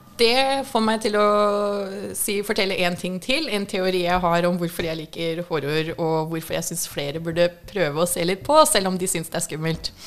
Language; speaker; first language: Norwegian; early bilingual, other home language; English